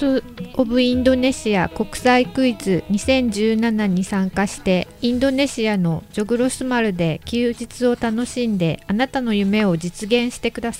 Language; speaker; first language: Japanese; non-native, learner; Indonesian